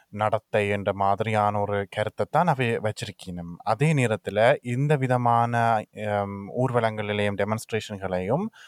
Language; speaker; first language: Tamil; native; Tamil